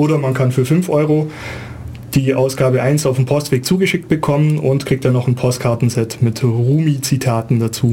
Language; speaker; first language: German; native; German